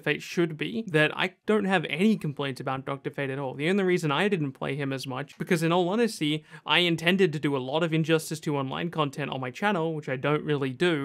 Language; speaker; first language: English; native; English